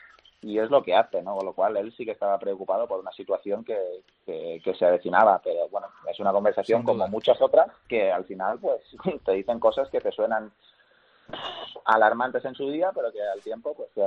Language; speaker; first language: Spanish; native; Spanish